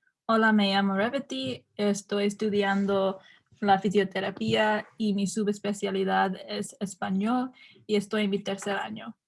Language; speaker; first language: Spanish; non-native, learner; English